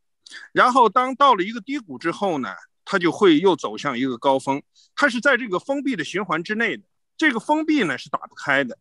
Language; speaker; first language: Chinese; native; Chinese